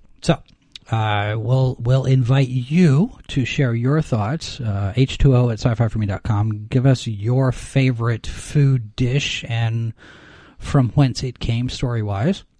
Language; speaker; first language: English; native; English